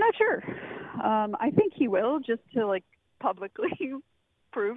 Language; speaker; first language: English; native; English